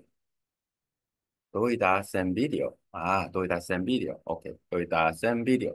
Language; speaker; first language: Vietnamese; non-native, learner; Korean